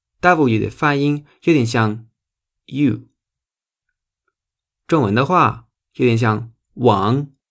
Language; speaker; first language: Chinese; non-native, fluent; Spanish